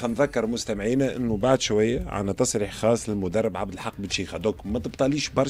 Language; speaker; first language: Arabic; native; Arabic